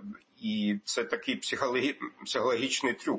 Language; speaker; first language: Ukrainian; non-native, fluent; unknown